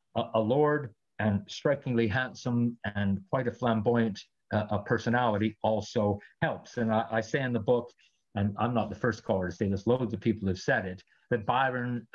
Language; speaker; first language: English; native; English